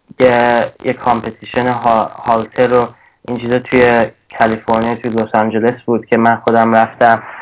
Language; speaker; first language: Persian; early bilingual, heritage; Persian